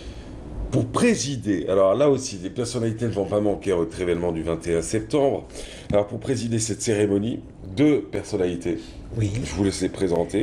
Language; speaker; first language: French; non-native, local second language; Arabic